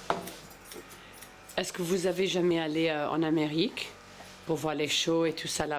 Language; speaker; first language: French; non-native, fluent; English